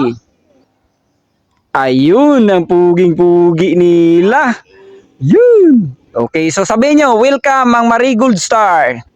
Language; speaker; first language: Filipino; non-native, local second language; Cebuano